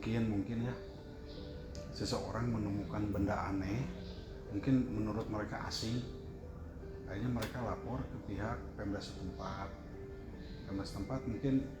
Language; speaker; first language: Indonesian; native; Indonesian